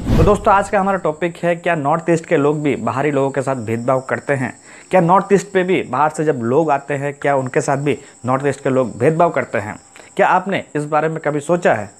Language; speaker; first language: Hindi; non-native, local second language; Assamese